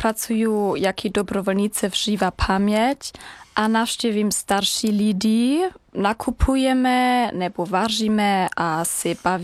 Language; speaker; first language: Czech; non-native, learner; German